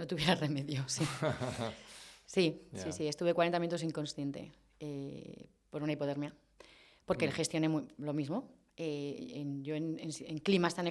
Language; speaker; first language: Spanish; native; Spanish